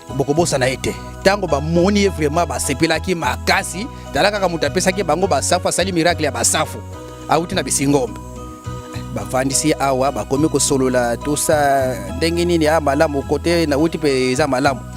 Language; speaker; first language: Lingala; non-native, local second language; Kongo